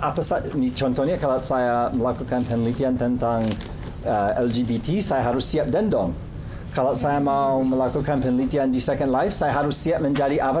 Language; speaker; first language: Indonesian; non-native, fluent; English